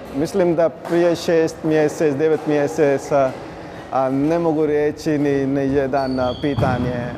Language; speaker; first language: Croatian; non-native, learner; Punjabi